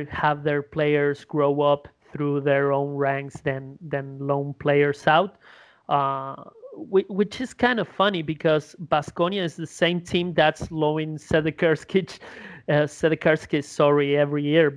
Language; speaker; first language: English; non-native, fluent; Spanish